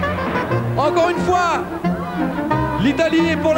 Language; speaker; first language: French; native; French